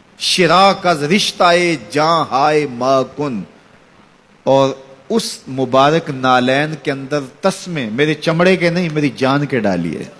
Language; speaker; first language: Urdu; non-native, local second language; Punjabi